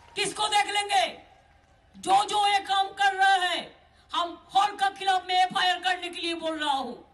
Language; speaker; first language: Hindi; non-native, local second language; Bangla